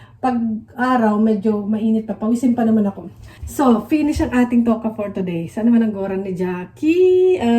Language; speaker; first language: Filipino; native; Filipino